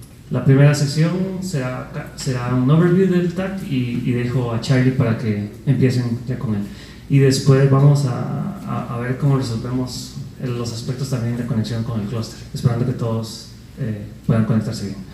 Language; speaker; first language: Spanish; native; Spanish